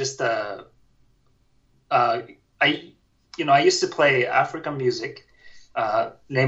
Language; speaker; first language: English; non-native, fluent; Japanese